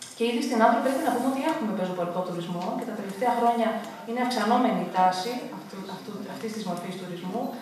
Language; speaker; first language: Greek; native; Greek